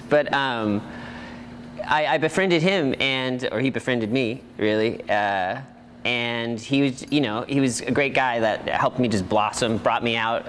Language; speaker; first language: English; native; English